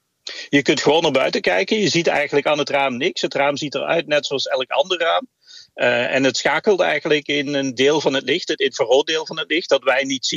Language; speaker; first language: Dutch; native; Dutch